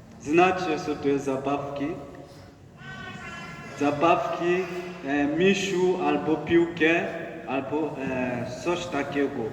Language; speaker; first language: Polish; non-native, learner; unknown